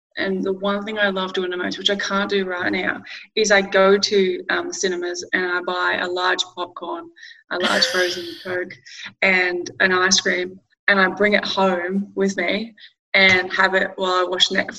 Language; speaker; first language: English; native; English